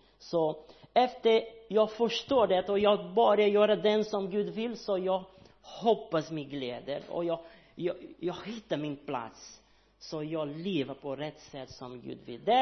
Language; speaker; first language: Swedish; non-native, learner; Portuguese